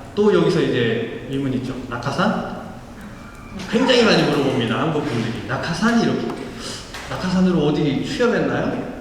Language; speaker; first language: Korean; non-native, fluent; Nepali